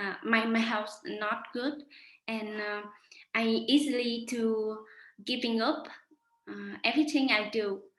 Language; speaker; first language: English; non-native, learner; Vietnamese